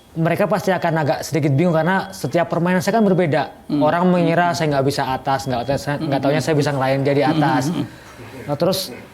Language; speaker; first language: Indonesian; non-native, local second language; Javanese